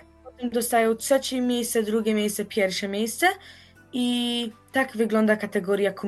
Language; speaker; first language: Polish; early bilingual, heritage; Polish